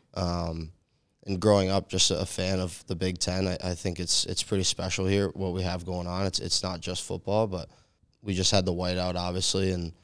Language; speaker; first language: English; native; English